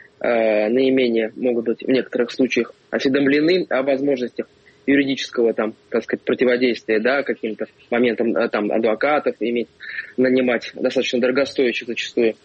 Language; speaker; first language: Russian; native; Russian